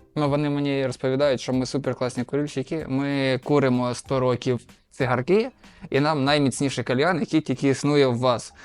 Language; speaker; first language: Ukrainian; non-native, local second language; Russian